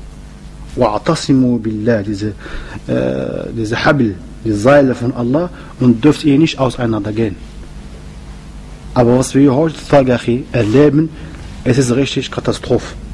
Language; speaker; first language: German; non-native, learner; Arabic